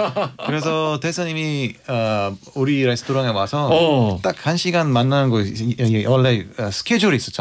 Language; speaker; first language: Korean; non-native, fluent; Bulgarian